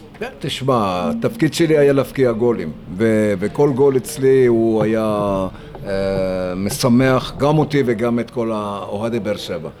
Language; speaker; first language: Hebrew; native; Hebrew